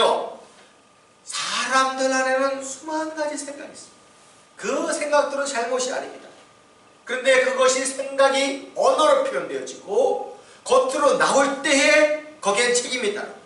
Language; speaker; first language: Korean; native; Korean